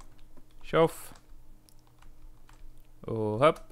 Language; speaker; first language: Swedish; native; Swedish